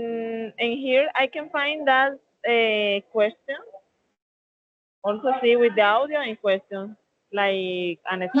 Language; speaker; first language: English; non-native, learner; Spanish